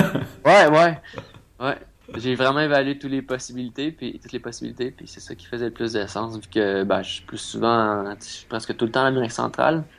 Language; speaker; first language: French; native; French